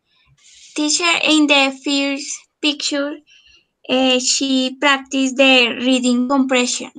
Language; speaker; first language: English; non-native, learner; Spanish